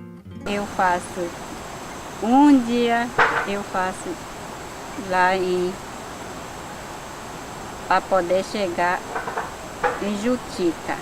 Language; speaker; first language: Portuguese; non-native, local second language; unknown